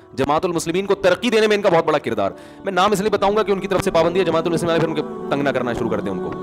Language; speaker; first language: Urdu; native; Urdu